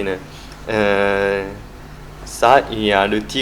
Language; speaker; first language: French; non-native, learner; Japanese